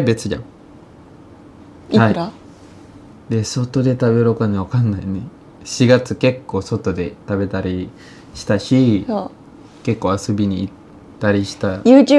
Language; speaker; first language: Japanese; non-native, fluent; Indonesian